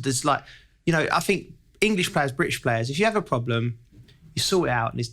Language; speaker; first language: English; native; English